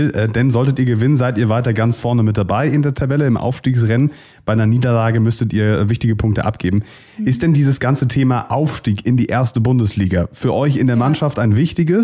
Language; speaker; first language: German; native; German